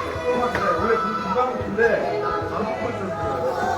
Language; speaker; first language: Korean; native; Korean